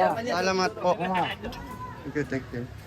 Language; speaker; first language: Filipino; non-native, fluent; Japanese